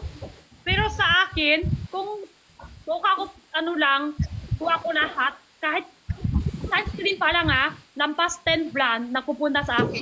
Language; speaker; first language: Filipino; non-native, learner; Chinese